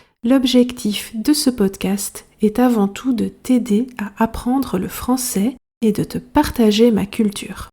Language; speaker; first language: French; native; French